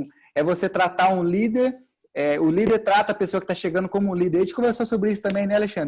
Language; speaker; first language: Portuguese; native; Portuguese